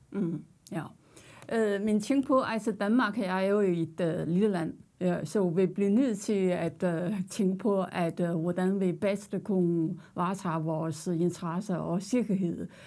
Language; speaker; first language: Danish; non-native, fluent; Chinese